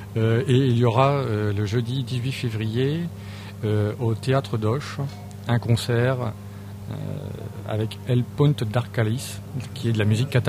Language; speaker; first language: French; native; French